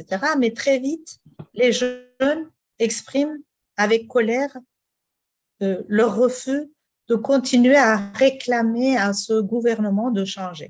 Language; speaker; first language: French; non-native, fluent; Persian